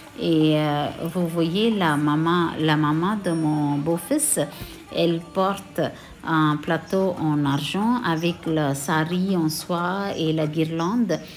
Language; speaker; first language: French; non-native, local second language; Tamil